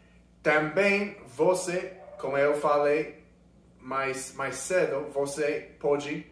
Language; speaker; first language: Portuguese; non-native, learner; English